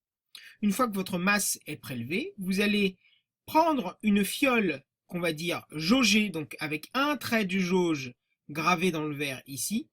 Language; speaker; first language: French; native; French